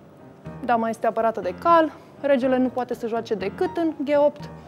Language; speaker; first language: Romanian; native; Romanian